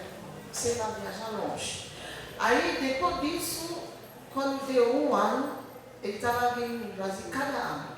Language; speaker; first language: Portuguese; non-native, learner; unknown